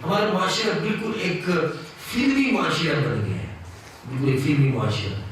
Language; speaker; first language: Urdu; non-native, local second language; Pashto